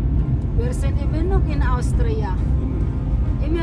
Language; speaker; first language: German; non-native, learner; Filipino